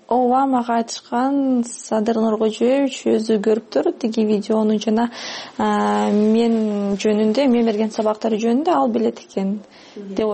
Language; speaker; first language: Kyrgyz; non-native, fluent; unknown